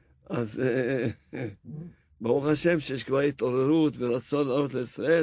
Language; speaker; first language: Hebrew; non-native, fluent; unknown